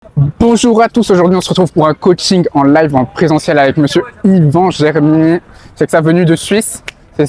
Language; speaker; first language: French; native; French